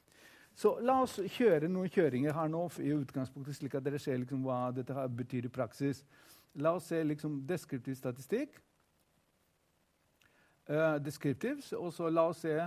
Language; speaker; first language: Norwegian; non-native, fluent; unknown